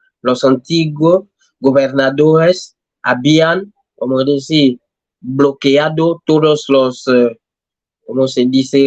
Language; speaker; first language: Spanish; non-native, learner; French